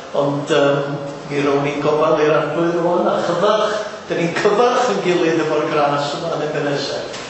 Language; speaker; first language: Welsh; native; Welsh